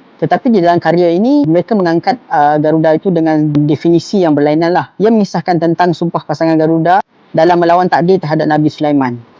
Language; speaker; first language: Malay; native; Malay